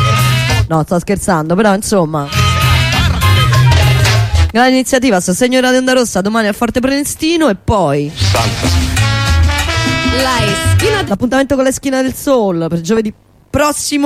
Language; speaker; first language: Italian; native; Italian